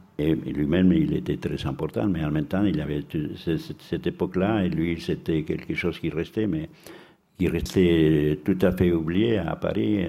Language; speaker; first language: French; non-native, fluent; Spanish